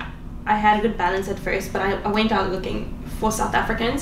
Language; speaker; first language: English; non-native, local second language; Afrikaans